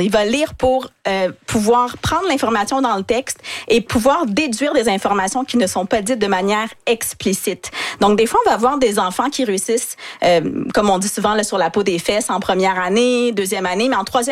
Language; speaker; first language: French; native; French